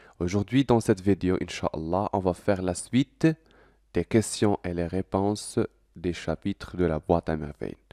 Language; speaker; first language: French; non-native, local second language; Arabic